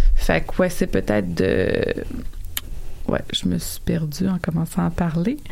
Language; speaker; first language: French; native; French